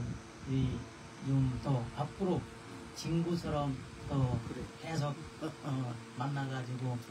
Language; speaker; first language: Korean; non-native, fluent; Bangla